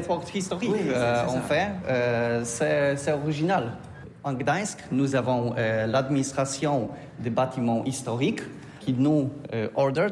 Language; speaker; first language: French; non-native, learner; Polish